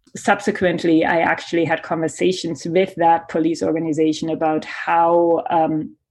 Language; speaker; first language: English; non-native, fluent; German